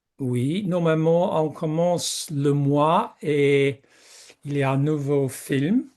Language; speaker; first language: French; non-native, fluent; English